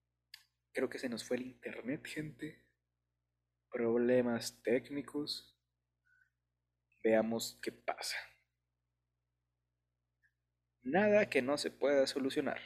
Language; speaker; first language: Spanish; native; Spanish